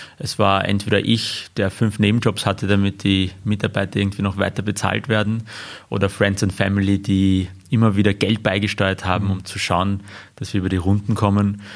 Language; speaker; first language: German; early bilingual, other home language; Armenian